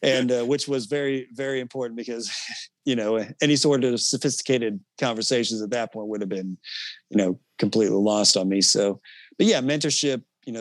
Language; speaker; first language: English; native; English